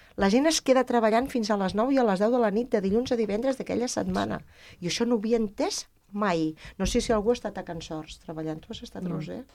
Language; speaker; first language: Catalan; native; Catalan